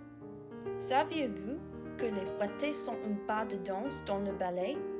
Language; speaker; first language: French; non-native, learner; English